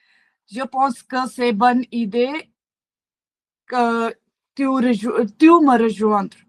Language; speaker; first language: French; non-native, learner; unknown